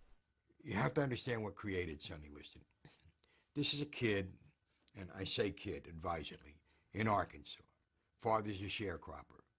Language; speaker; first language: English; native; English